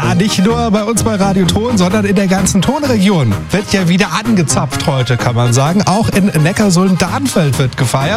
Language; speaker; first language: German; native; German